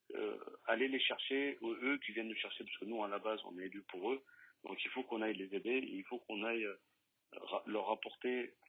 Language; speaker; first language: French; native; French